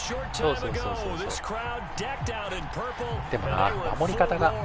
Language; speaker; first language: Japanese; native; Japanese